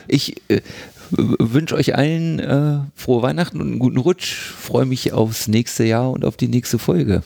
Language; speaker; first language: German; native; German